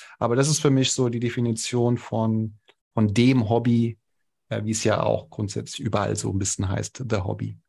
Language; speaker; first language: German; non-native, local second language; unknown